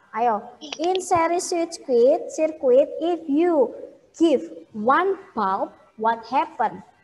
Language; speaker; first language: English; non-native, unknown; Indonesian